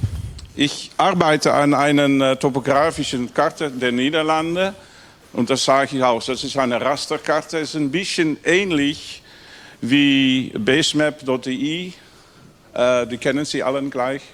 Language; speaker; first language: German; non-native, learner; Dutch